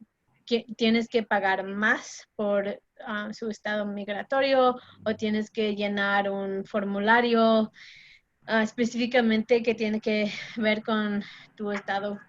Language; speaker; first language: Spanish; non-native, fluent; English